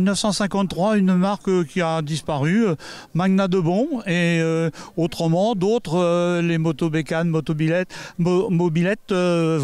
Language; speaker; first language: French; native; French